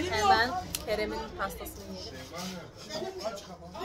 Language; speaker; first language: Turkish; native; Turkish